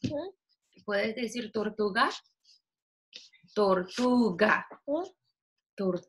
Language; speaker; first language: Spanish; non-native, fluent; English